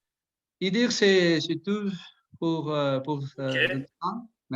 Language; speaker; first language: French; non-native, learner; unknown